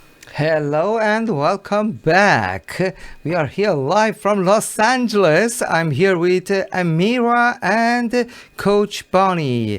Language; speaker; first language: English; non-native, learner; Persian